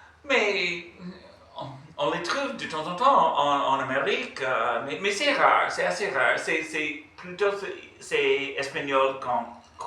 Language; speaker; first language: French; non-native, fluent; English